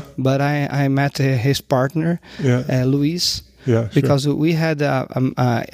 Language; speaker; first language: English; non-native, learner; Portuguese